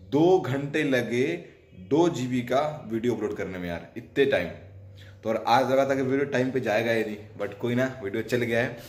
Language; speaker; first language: Hindi; native; Hindi